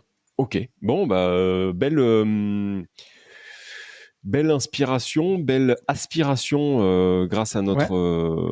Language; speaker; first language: French; native; French